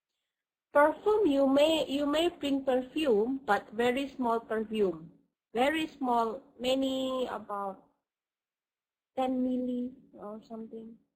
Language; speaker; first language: English; non-native, fluent; Indonesian